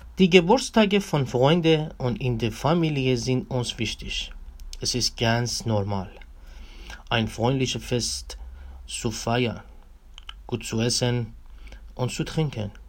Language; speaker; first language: German; non-native, learner; Persian